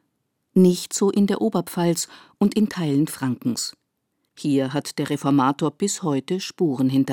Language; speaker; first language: German; native; German